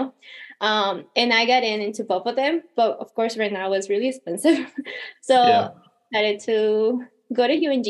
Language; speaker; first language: English; non-native, fluent; Spanish